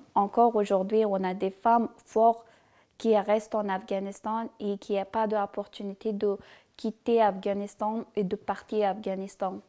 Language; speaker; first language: French; non-native, fluent; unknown